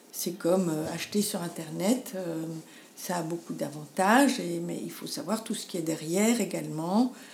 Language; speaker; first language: French; native; French